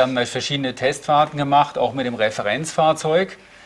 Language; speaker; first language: German; native; German